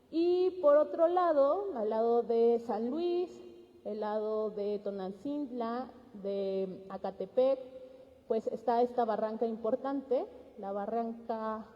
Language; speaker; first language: Spanish; native; Spanish